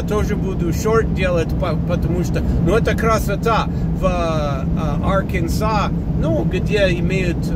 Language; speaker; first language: Russian; non-native, fluent; English